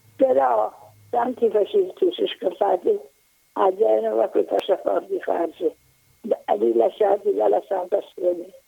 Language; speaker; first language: Italian; native; Italian